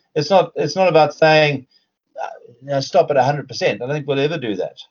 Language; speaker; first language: English; native; English